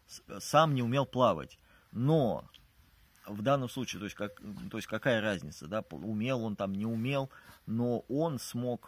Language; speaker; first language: Russian; native; Russian